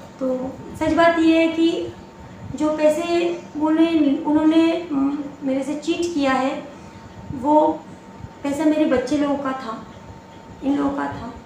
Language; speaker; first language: Hindi; non-native, local second language; Bangla